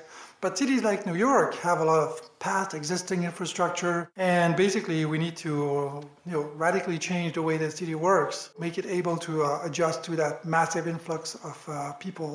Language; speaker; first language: English; non-native, fluent; French